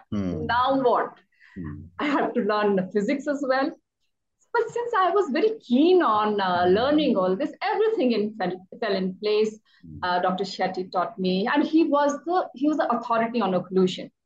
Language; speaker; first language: English; non-native, local second language; Hindi